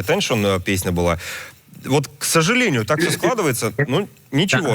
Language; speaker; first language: Russian; native; Russian